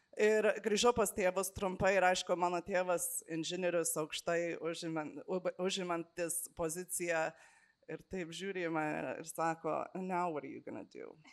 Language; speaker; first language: Lithuanian; early bilingual, heritage; Lithuanian